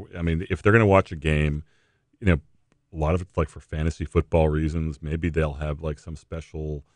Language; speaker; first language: English; native; English